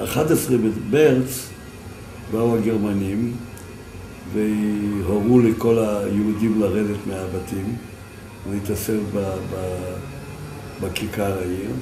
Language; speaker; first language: Hebrew; non-native, fluent; Yiddish